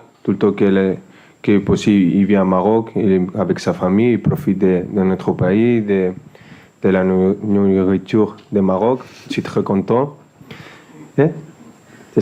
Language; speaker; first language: French; non-native, fluent; Spanish